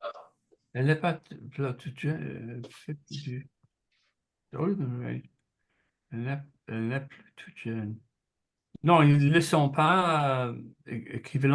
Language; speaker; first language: French; non-native, learner; English